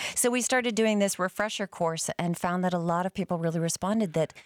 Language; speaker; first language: English; native; English